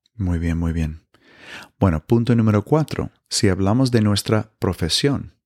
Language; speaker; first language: Spanish; non-native, fluent; English